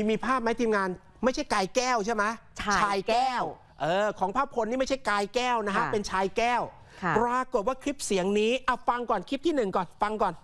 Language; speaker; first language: Thai; native; Thai